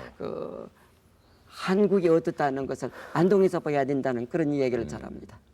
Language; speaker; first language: Korean; non-native, fluent; French